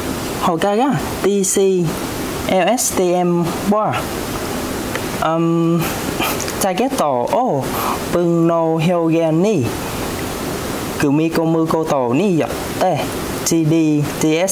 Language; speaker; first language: Japanese; non-native, learner; Vietnamese